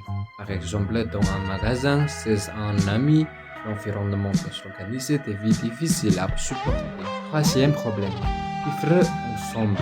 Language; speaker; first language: French; non-native, learner; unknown